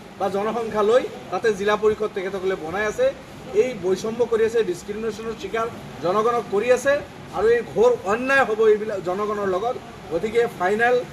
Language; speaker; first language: Assamese; non-native, local second language; Bangla